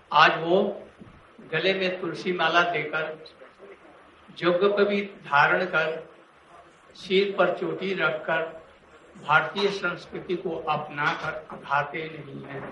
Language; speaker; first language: Hindi; native; Hindi